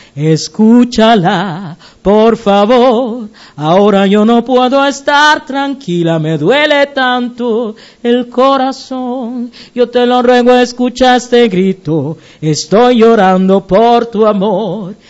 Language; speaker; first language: Spanish; native; Spanish